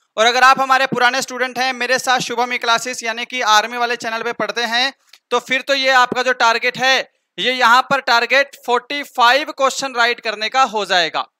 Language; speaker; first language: Hindi; native; Hindi